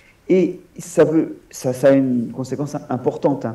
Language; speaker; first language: French; native; French